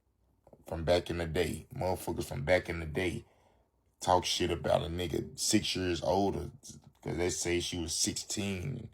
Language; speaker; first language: English; native; English